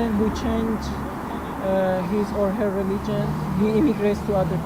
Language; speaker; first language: English; non-native, learner; Persian